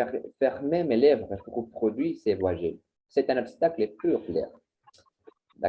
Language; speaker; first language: French; non-native, learner; Spanish